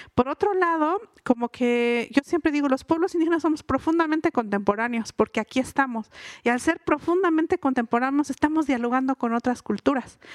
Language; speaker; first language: Spanish; non-native, local second language; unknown